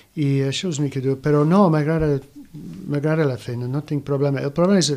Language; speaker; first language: Catalan; non-native, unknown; English